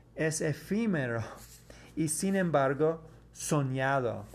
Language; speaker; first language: Spanish; non-native, fluent; English